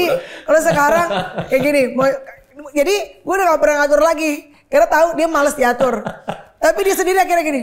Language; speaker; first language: Indonesian; native; Indonesian